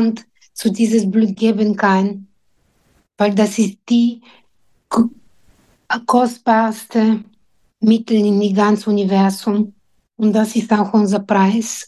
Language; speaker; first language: German; non-native, fluent; Bulgarian